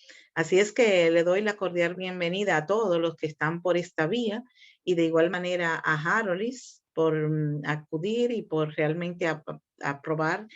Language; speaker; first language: Spanish; native; Spanish